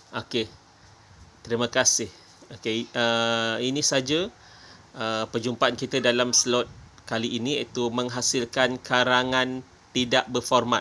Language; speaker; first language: Malay; native; Malay